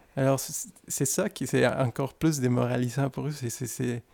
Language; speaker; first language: French; non-native, fluent; Spanish